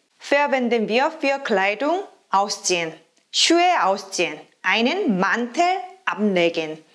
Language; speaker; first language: German; non-native, fluent; Korean